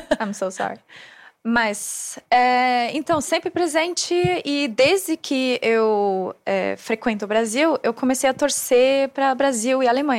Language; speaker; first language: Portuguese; non-native, fluent; German